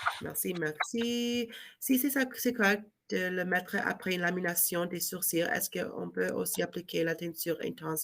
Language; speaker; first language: French; non-native, learner; English